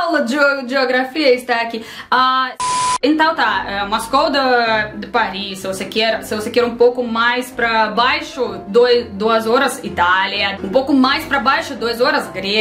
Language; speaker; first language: Portuguese; non-native, learner; Russian